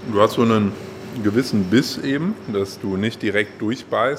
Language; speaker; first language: German; native; German